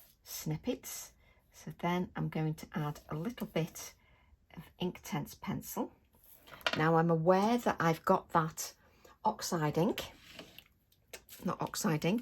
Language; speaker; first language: English; native; English